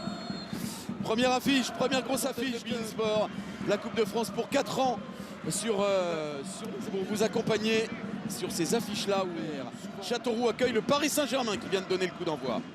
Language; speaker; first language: French; native; French